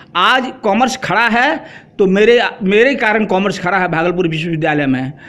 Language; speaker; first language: Hindi; native; Hindi